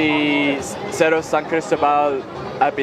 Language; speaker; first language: Spanish; non-native, learner; English